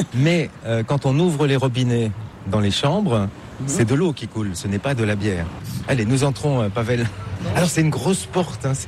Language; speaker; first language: French; native; French